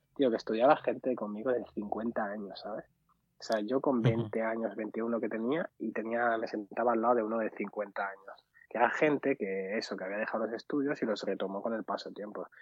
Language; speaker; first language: Spanish; early bilingual, other home language; Arabic